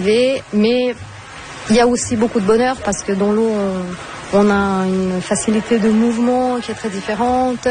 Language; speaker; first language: French; non-native, fluent; Portuguese